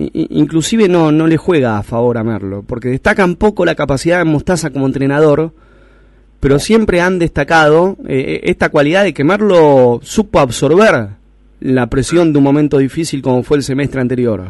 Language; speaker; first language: Spanish; native; Spanish